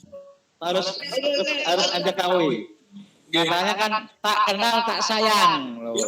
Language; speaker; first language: Indonesian; non-native, local second language; Javanese